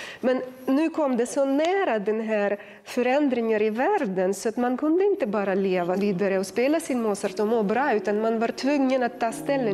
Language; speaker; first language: Swedish; non-native, fluent; Ukrainian